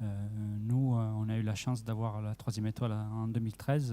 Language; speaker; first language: French; native; French